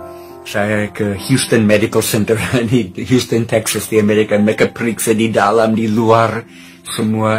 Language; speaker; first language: Indonesian; non-native, fluent; English